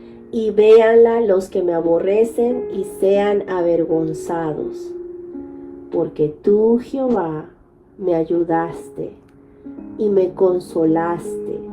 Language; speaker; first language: Spanish; native; Spanish